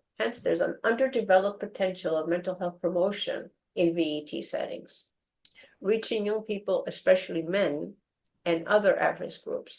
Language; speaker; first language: English; non-native, fluent; Greek